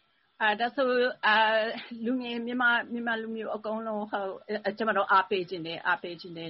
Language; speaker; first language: Burmese; non-native, fluent; English